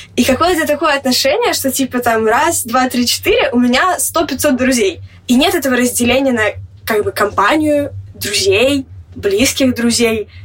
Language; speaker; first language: Russian; native; Russian